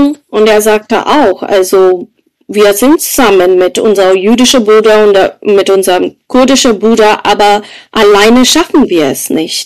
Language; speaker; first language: German; non-native, fluent; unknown